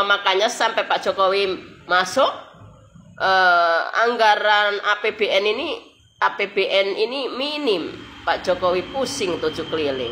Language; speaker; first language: Indonesian; native; Indonesian